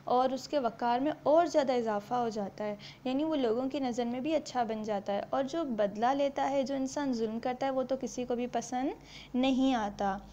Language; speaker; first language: Urdu; native; Urdu